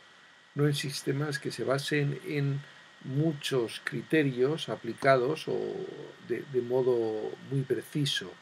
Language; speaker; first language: Spanish; native; Spanish